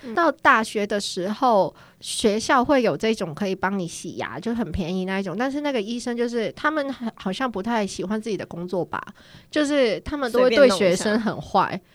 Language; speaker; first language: Chinese; non-native, fluent; Cantonese